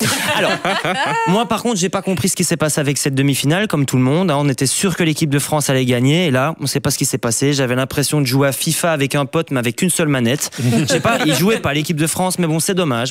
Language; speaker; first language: French; native; French